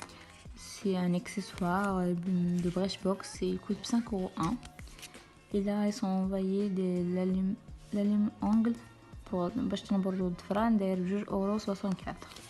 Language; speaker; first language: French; non-native, fluent; Arabic